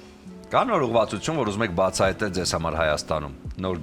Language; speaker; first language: Armenian; native; Armenian